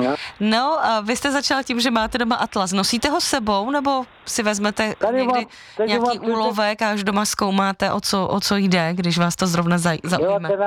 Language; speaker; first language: Czech; native; Czech